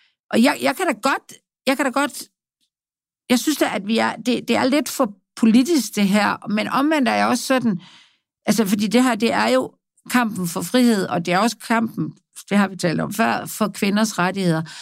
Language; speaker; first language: Danish; native; Danish